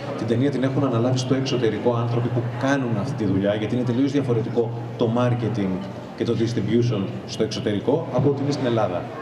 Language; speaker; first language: Greek; native; Greek